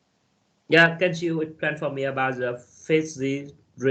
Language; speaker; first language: English; non-native, learner; Vietnamese